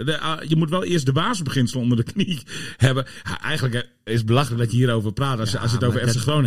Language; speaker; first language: Dutch; native; Dutch